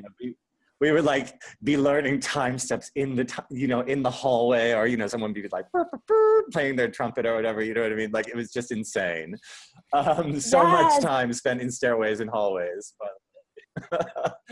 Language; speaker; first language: English; native; English